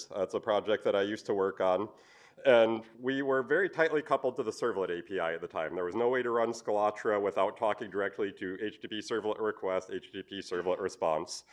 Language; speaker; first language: English; native; English